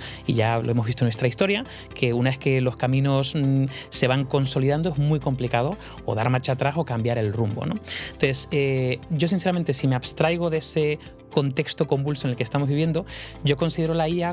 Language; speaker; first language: Spanish; native; Spanish